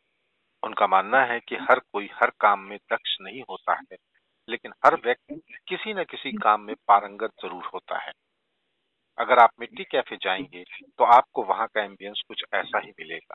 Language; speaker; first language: Hindi; native; Hindi